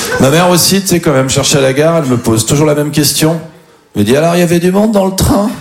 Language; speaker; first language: French; native; French